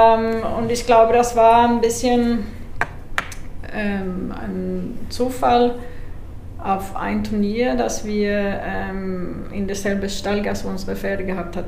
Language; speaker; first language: German; non-native, fluent; Swedish